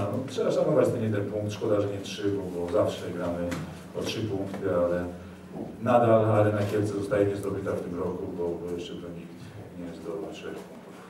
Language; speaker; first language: Polish; native; Polish